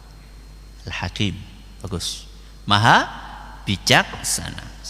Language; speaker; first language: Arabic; non-native, fluent; Indonesian